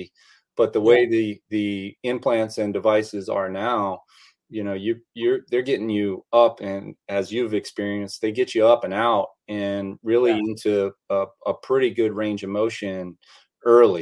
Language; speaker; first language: English; native; English